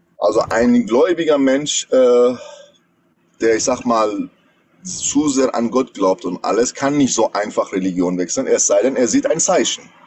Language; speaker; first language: German; non-native, fluent; Persian